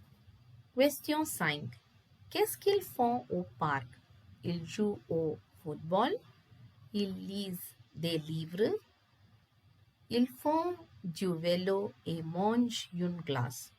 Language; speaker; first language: French; non-native, fluent; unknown